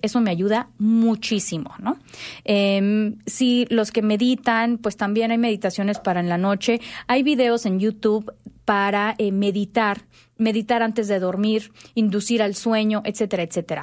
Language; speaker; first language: Spanish; native; Spanish